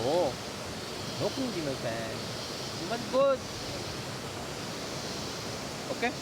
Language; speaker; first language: English; non-native, learner; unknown